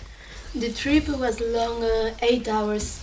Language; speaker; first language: English; non-native, learner; Italian